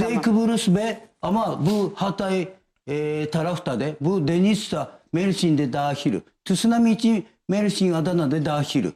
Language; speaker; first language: Turkish; non-native, learner; Japanese